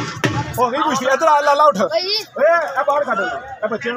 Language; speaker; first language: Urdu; non-native, local second language; Punjabi